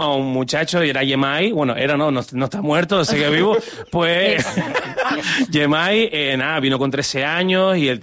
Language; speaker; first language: Spanish; native; Spanish